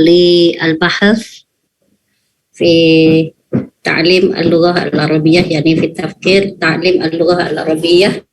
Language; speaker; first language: Arabic; non-native, fluent; Indonesian